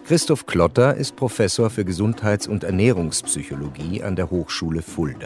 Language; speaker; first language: German; native; German